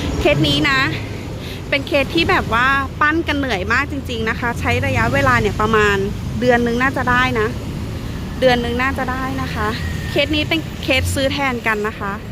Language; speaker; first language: Thai; native; Thai